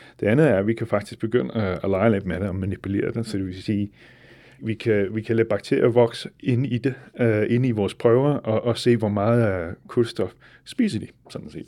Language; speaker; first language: Danish; non-native, fluent; English